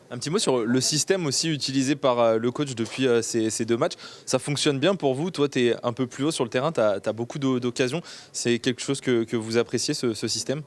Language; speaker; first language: French; native; French